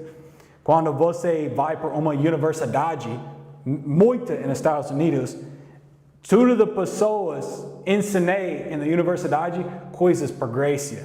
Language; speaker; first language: Portuguese; non-native, learner; English